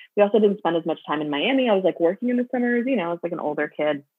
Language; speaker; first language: English; native; English